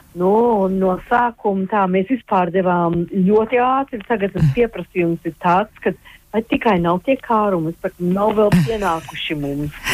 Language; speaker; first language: Latvian; early bilingual, heritage; Latvian